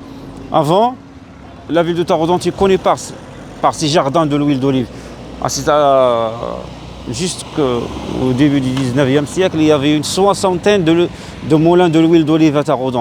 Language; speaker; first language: French; non-native, local second language; Arabic